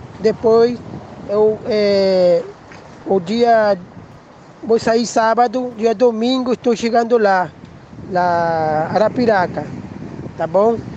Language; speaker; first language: Portuguese; non-native, learner; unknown